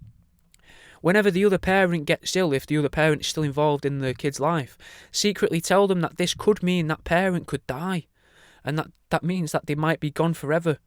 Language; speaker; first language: English; native; English